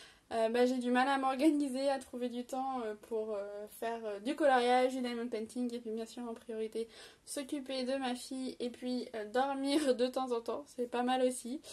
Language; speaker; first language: French; native; French